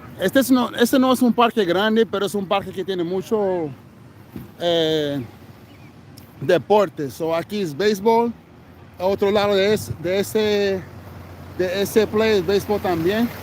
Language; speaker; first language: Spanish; non-native, fluent; English